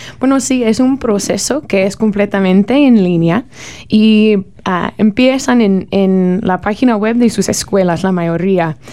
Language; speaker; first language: Spanish; non-native, learner; English